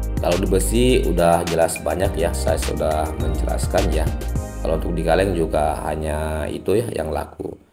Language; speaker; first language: Indonesian; non-native, local second language; Sundanese